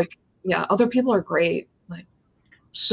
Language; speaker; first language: English; native; English